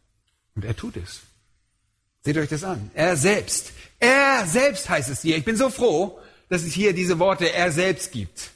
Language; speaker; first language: German; native; German